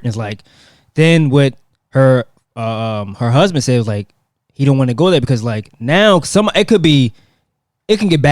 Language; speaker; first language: English; native; English